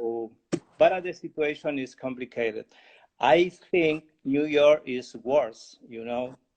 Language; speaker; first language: English; non-native, learner; Spanish